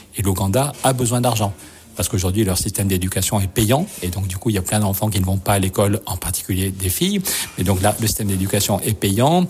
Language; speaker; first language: French; native; French